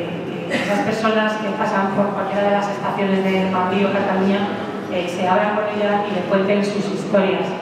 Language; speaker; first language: Spanish; native; Spanish